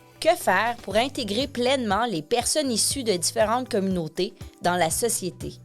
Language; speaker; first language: French; native; French